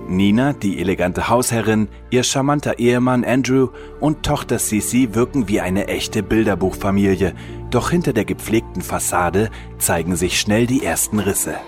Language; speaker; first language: German; native; German